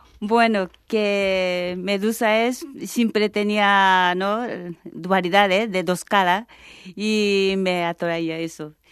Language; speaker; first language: Spanish; non-native, fluent; Japanese